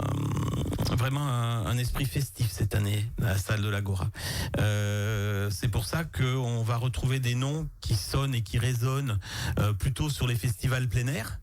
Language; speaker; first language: French; native; French